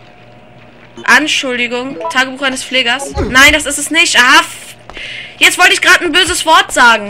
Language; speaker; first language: German; native; German